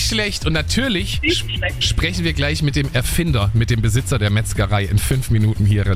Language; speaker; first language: German; native; German